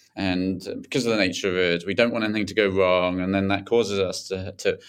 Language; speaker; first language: English; native; English